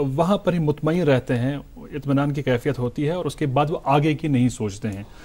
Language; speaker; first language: Hindi; non-native, local second language; Kashmiri